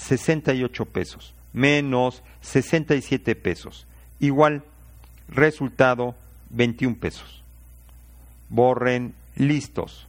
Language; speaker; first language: Spanish; native; Spanish